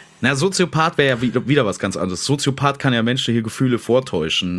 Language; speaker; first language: German; native; German